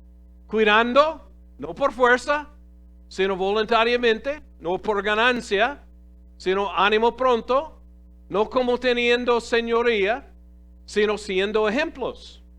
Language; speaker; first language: Spanish; non-native, fluent; English